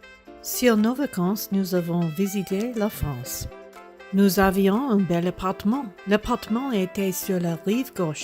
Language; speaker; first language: French; non-native, learner; English